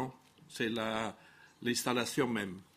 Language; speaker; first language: French; non-native, fluent; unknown